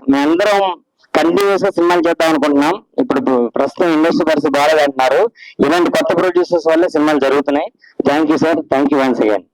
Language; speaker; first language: Telugu; native; Telugu